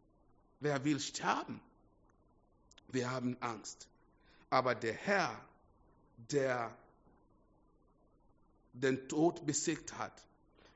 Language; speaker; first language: German; non-native, fluent; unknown